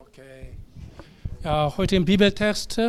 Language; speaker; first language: German; non-native, fluent; Korean